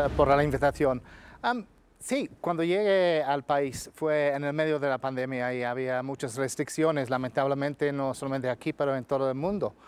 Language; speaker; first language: Spanish; non-native, fluent; English